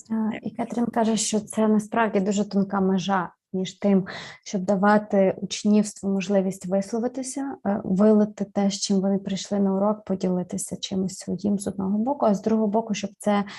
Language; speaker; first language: Ukrainian; native; Ukrainian